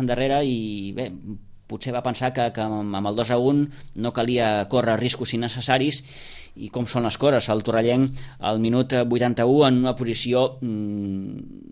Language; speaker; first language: Catalan; native; Catalan